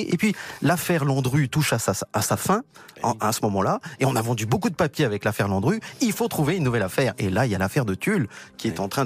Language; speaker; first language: French; native; French